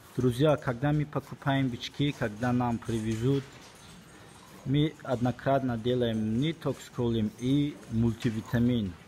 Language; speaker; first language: Russian; non-native, fluent; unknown